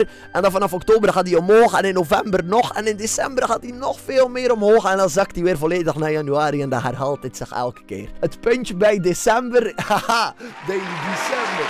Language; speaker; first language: Dutch; native; Dutch